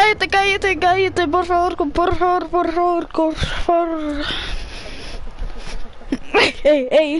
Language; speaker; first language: Spanish; early bilingual, heritage; English